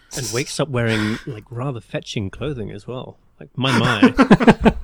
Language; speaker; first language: English; native; English